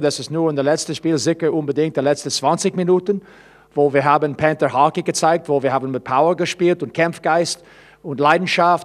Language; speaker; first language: German; non-native, fluent; English